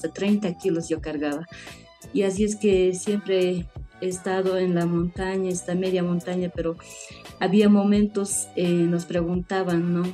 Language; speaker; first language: Spanish; native; Spanish